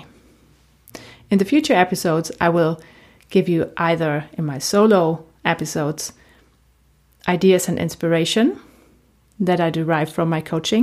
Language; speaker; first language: English; non-native, fluent; German